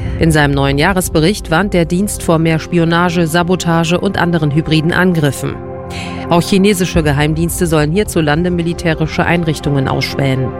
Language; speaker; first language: German; native; German